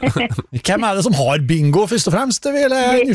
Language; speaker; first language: Norwegian; native; Norwegian